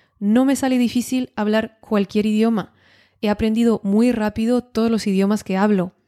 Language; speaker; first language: Spanish; non-native, fluent; French